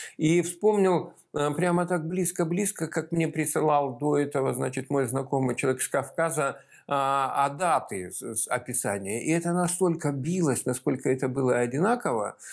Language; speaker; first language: Russian; native; Russian